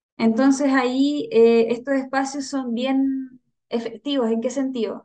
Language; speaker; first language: Spanish; native; Spanish